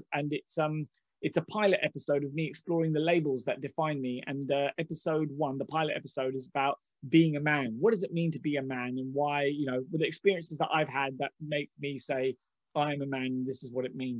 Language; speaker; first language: English; non-native, local second language; Hindi